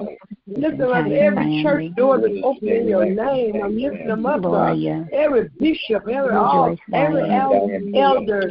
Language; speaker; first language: English; native; English